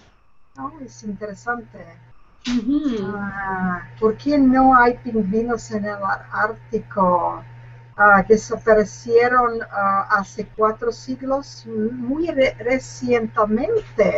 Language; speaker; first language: Spanish; non-native, learner; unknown